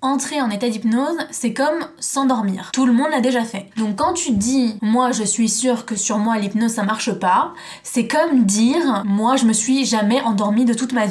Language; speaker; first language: French; native; French